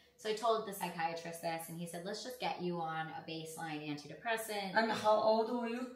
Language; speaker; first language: English; native; English